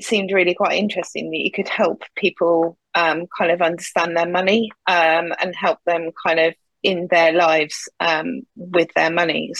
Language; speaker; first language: English; native; English